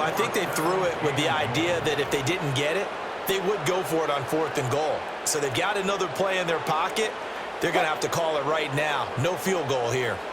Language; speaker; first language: English; native; English